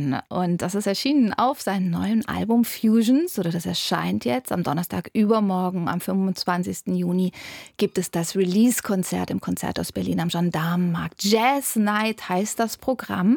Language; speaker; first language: German; native; German